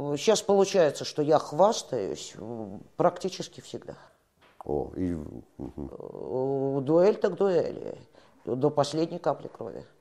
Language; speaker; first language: Russian; native; Russian